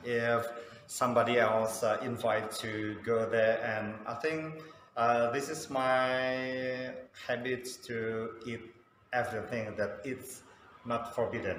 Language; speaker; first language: English; non-native, fluent; Sundanese